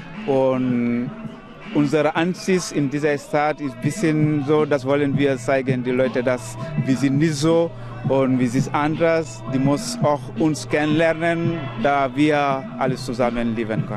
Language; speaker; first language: German; non-native, learner; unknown